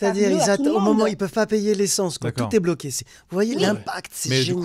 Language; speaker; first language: French; native; French